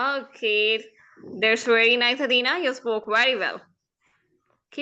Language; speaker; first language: English; non-native, fluent; Urdu